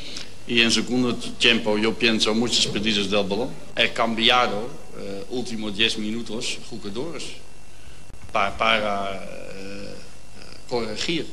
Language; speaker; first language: Spanish; non-native, learner; Dutch